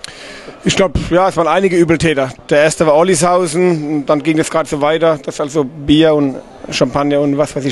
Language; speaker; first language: German; native; German